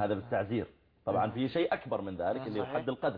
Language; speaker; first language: Arabic; native; Arabic